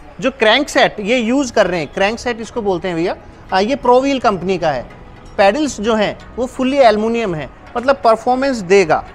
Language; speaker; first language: Hindi; native; Hindi